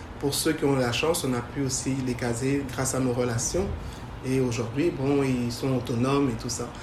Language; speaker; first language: French; native; French